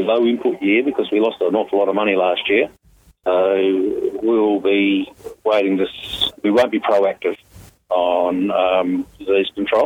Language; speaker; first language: English; native; English